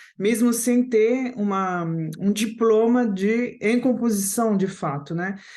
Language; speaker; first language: Portuguese; non-native, fluent; French